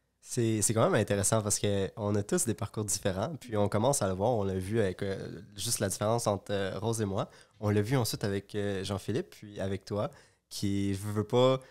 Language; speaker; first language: French; native; French